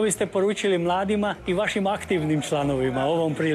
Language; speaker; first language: Croatian; early bilingual, heritage; Croatian